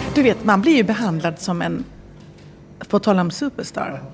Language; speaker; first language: Swedish; native; Swedish